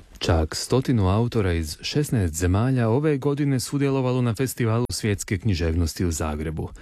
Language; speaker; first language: Croatian; native; Croatian